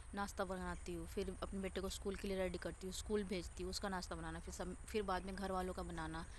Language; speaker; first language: Hindi; native; Hindi